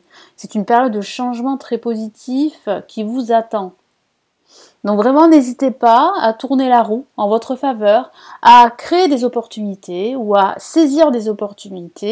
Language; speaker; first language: French; native; French